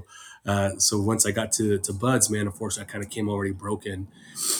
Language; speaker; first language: English; native; English